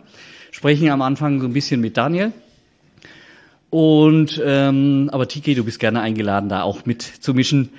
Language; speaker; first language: German; native; German